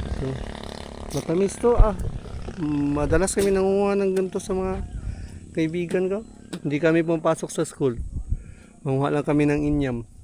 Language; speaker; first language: Filipino; non-native, local second language; Cebuano